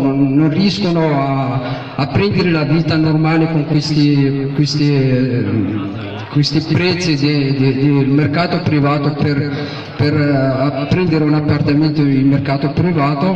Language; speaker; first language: Italian; non-native, fluent; Arabic